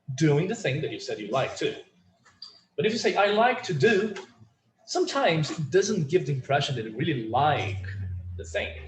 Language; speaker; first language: English; non-native, fluent; Portuguese